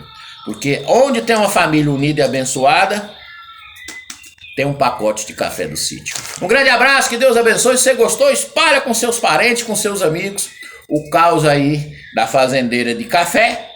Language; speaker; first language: Portuguese; native; Portuguese